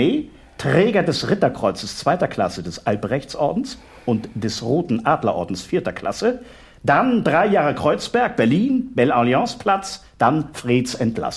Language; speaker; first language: German; native; German